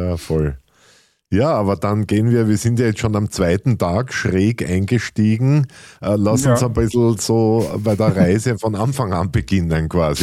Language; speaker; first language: German; native; German